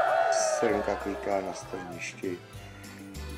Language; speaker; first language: Czech; native; Czech